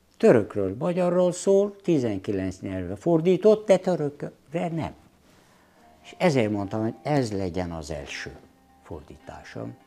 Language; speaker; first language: Hungarian; non-native, fluent; Turkish